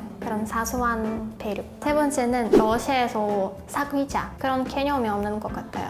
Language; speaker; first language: Korean; non-native, fluent; Russian